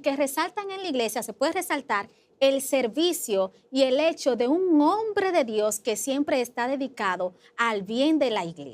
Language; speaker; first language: Spanish; native; Spanish